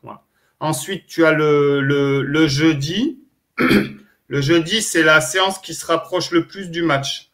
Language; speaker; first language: French; native; French